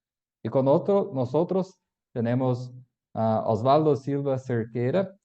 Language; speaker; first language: Spanish; non-native, fluent; Portuguese